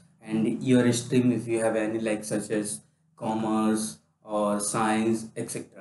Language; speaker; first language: English; non-native, local second language; Hindi